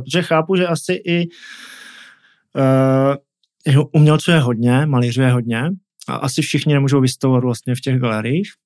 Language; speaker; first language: Czech; native; Czech